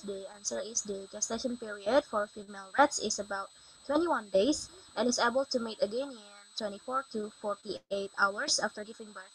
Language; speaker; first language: English; non-native, learner; Indonesian